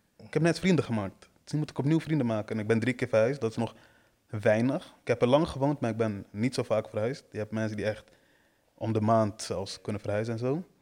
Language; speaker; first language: Dutch; early bilingual, other home language; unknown